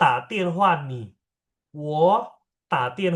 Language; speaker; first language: Chinese; non-native, fluent; Indonesian